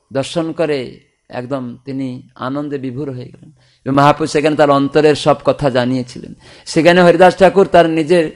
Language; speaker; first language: Bangla; non-native, fluent; Odia